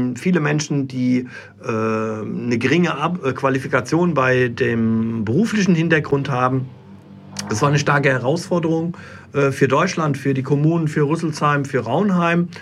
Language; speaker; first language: German; native; German